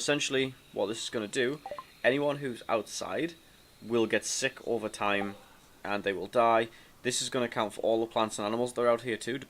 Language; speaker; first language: English; native; English